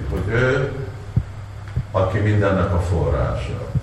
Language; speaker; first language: Hungarian; non-native, learner; Russian